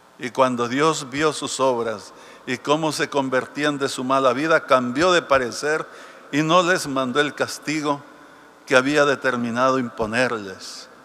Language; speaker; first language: Spanish; native; Spanish